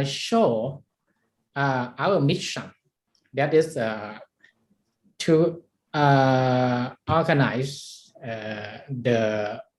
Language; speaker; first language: English; non-native, learner; Thai